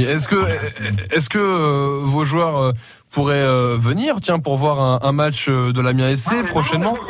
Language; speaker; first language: French; native; French